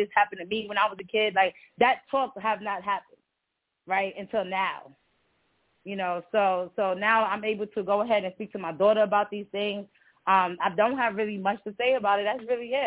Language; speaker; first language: English; early bilingual, other home language; Spanish